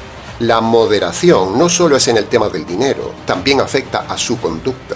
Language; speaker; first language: Spanish; native; Spanish